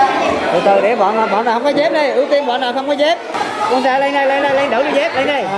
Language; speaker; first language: Vietnamese; native; Vietnamese